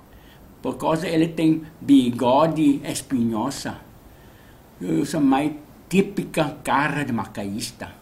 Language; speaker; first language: Portuguese; non-native, learner; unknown